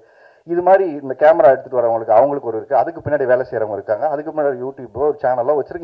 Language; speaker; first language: Tamil; native; Tamil